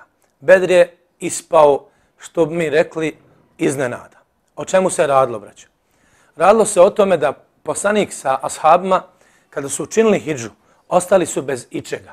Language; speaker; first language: Serbian; native; Serbian